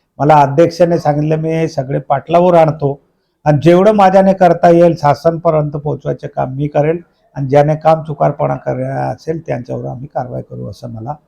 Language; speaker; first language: Marathi; non-native, local second language; Bhili